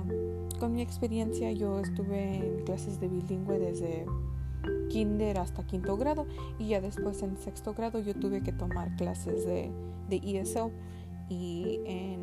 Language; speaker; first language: Spanish; early bilingual, heritage; Spanish